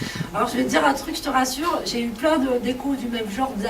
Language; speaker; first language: French; native; French